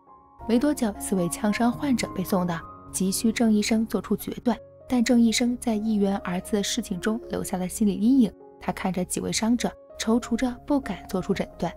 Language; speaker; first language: Chinese; native; Chinese